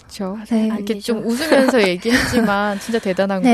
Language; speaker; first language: Korean; native; Korean